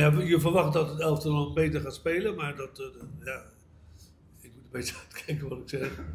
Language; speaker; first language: Dutch; native; Dutch